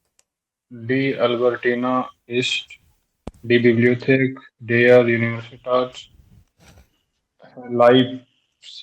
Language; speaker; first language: German; non-native, learner; Hindi